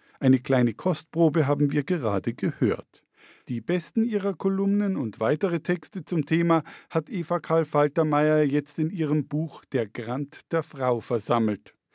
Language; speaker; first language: German; native; German